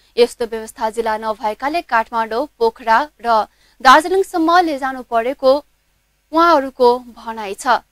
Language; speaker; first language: Nepali; non-native, local second language; Maithili